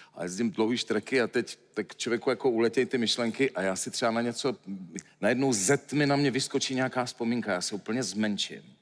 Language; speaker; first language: Czech; native; Czech